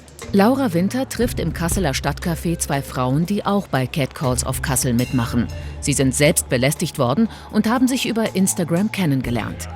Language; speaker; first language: German; native; German